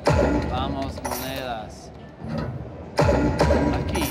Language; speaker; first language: Spanish; non-native, learner; English